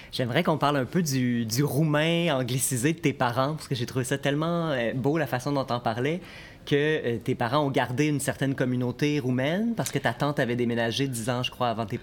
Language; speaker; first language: French; native; French